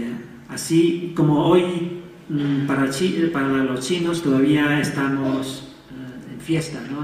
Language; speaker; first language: Spanish; non-native, fluent; Chinese